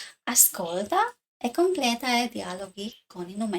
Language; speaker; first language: Italian; non-native, learner; English